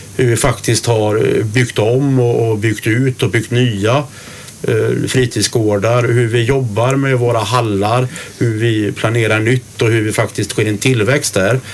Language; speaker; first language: Swedish; native; Swedish